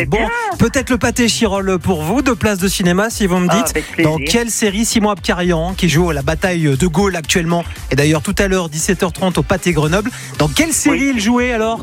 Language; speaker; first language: French; native; French